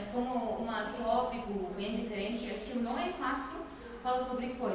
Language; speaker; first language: Portuguese; non-native, learner; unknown